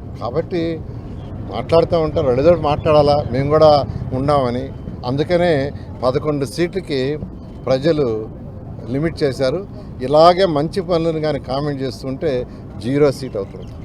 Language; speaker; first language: Telugu; native; Telugu